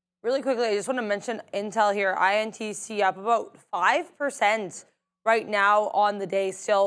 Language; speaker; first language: English; native; English